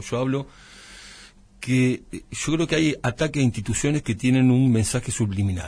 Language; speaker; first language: Spanish; native; Spanish